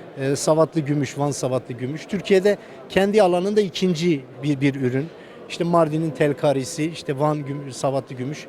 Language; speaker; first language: Turkish; native; Turkish